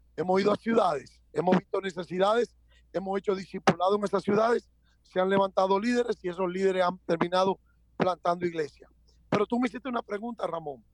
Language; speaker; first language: Spanish; native; Spanish